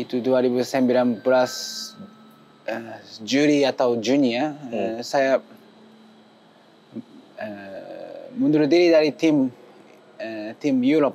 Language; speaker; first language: Indonesian; non-native, learner; Japanese